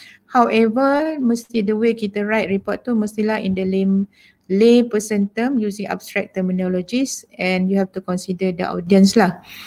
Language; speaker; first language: English; non-native, local second language; Malay